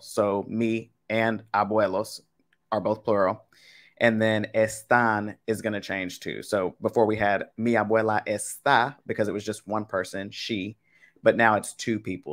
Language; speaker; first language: English; native; English